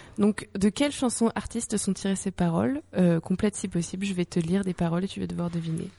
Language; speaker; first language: French; native; French